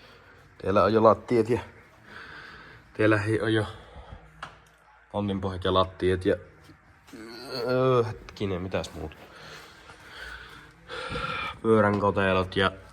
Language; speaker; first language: Finnish; native; Finnish